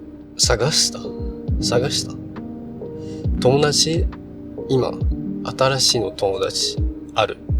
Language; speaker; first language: Japanese; non-native, learner; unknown